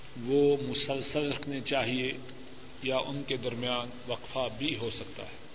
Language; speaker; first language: Urdu; non-native, local second language; Punjabi